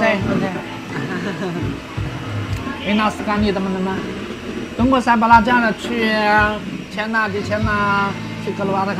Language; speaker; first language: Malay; non-native, learner; Chinese